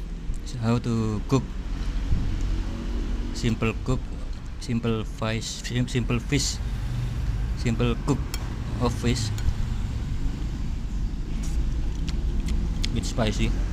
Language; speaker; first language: English; non-native, learner; Indonesian